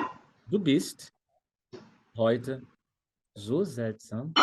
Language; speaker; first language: German; non-native, fluent; Portuguese